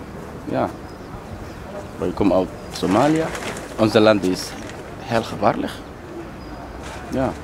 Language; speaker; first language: Dutch; non-native, learner; Somali